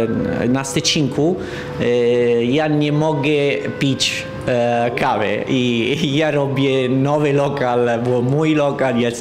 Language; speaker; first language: Polish; non-native, learner; Italian